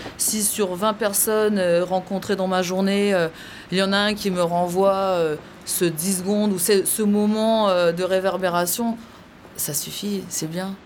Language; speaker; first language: French; native; French